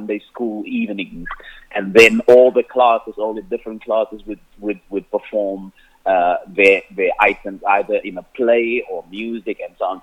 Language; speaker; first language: English; non-native, local second language; Afrikaans